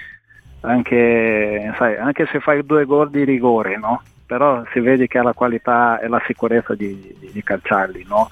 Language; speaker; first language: Italian; non-native, fluent; Portuguese